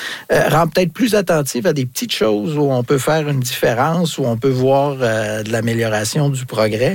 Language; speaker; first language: French; native; French